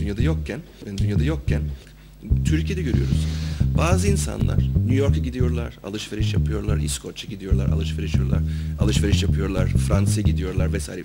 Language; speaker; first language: Turkish; non-native, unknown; English